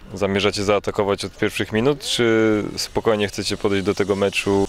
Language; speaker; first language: Polish; native; Polish